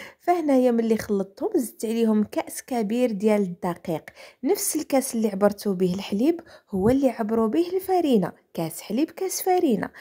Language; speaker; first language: Arabic; native; Arabic